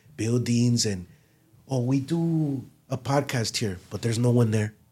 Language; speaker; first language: English; native; English